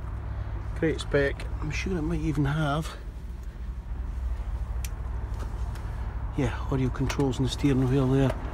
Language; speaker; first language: English; native; English